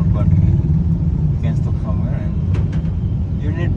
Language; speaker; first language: English; non-native, learner; Indonesian